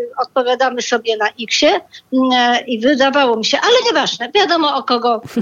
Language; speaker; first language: Polish; native; Polish